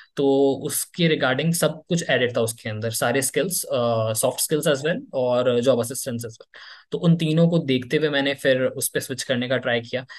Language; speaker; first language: Hindi; native; Hindi